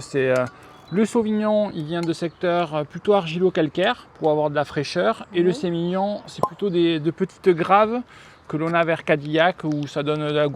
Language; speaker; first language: French; native; French